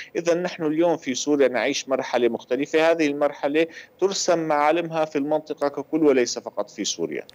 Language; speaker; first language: Arabic; native; Arabic